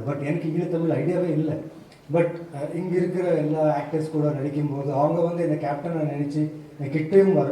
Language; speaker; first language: Tamil; non-native, fluent; Telugu